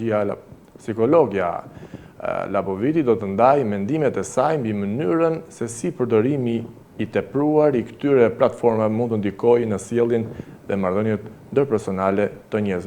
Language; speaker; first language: Albanian; native; Albanian